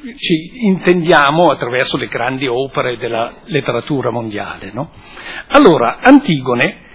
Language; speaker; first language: Italian; non-native, fluent; German